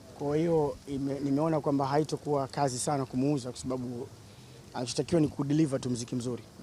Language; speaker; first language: Swahili; native; Swahili